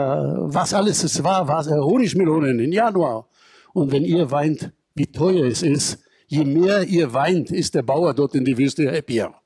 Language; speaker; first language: German; non-native, fluent; Hebrew